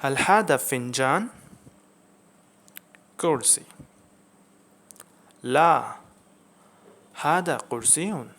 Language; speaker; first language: Arabic; non-native, fluent; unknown